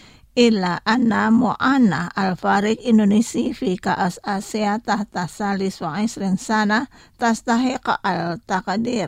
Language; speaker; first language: Arabic; non-native, fluent; Indonesian